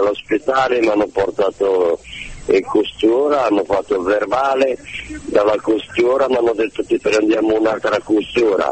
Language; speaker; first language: Italian; non-native, learner; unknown